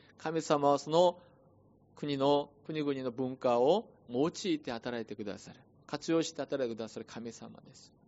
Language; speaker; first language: Japanese; non-native, fluent; Korean